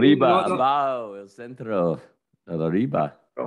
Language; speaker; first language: Spanish; non-native, learner; English